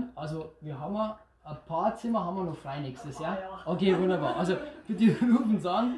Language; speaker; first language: German; native; German